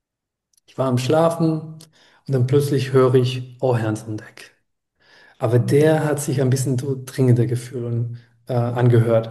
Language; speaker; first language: German; non-native, fluent; Spanish